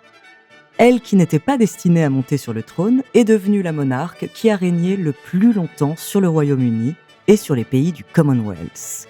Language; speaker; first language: French; native; French